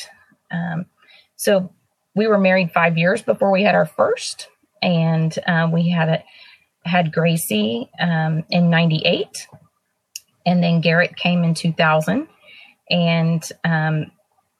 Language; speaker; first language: English; native; English